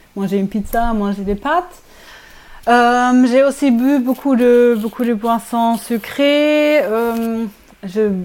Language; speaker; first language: French; non-native, learner; German